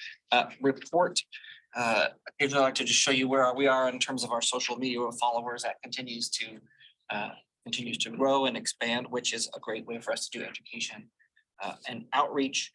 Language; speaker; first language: English; native; English